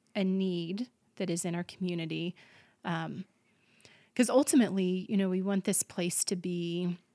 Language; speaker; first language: English; native; English